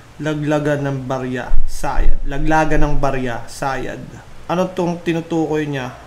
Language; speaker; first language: Filipino; native; Filipino